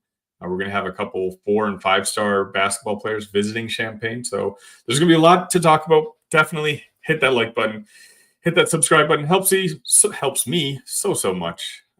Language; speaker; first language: English; native; English